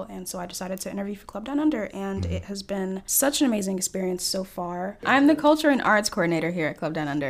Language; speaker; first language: English; early bilingual, other home language; Haitian Creole